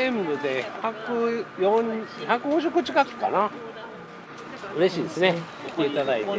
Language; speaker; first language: Japanese; native; Japanese